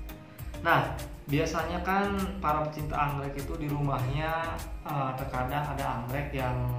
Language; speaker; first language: Indonesian; native; Indonesian